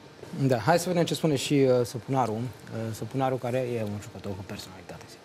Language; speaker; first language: Romanian; native; Romanian